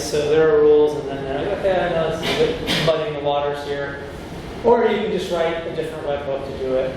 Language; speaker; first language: English; native; English